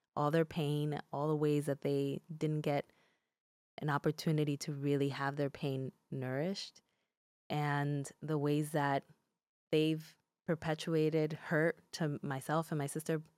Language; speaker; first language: English; early bilingual, other home language; Spanish